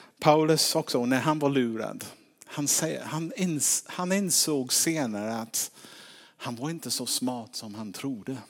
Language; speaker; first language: Swedish; non-native, fluent; English